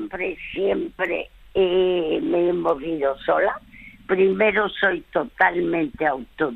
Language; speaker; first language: Spanish; early bilingual, other home language; French